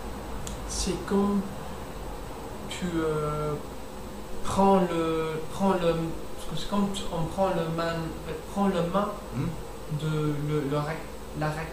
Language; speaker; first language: French; non-native, learner; English